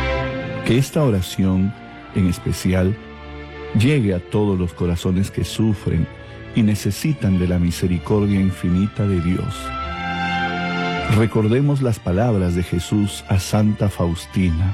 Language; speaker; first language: Spanish; native; Spanish